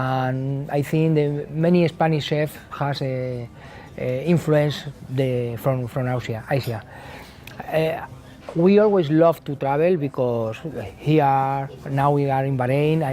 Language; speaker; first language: English; non-native, learner; Spanish